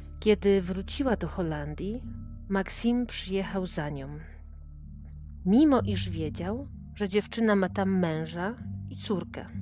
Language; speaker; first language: Polish; native; Polish